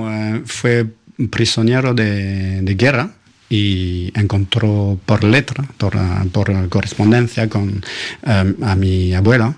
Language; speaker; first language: Spanish; non-native, fluent; French